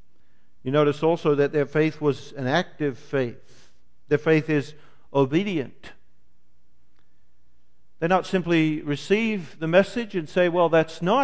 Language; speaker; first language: English; native; English